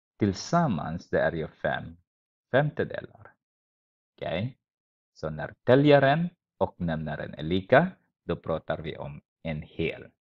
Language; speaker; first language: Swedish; non-native, fluent; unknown